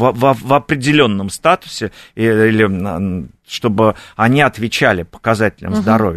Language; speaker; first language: Russian; native; Russian